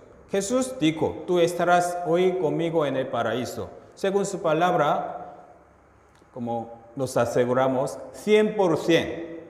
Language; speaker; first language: Spanish; non-native, fluent; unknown